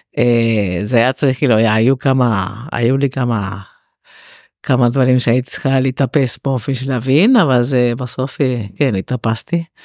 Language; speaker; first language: Hebrew; non-native, fluent; Spanish